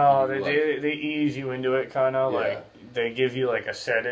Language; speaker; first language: English; native; English